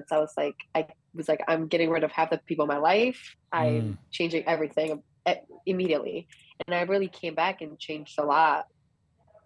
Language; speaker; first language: English; early bilingual, other home language; Greek